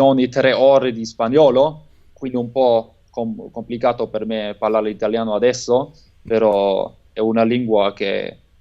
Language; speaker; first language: Italian; non-native, fluent; German